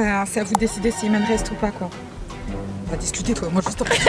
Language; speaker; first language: French; native; French